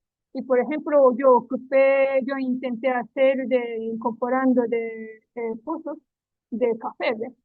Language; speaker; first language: Spanish; non-native, learner; Japanese